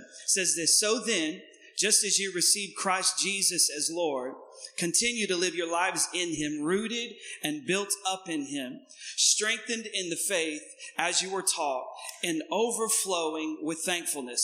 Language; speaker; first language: English; native; English